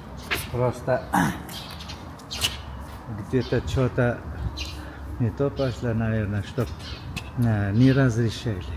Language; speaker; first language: Russian; non-native, learner; Uzbek